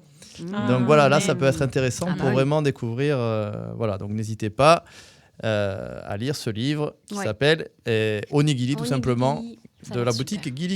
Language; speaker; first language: French; native; French